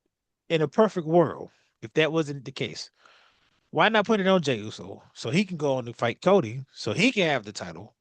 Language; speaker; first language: English; native; English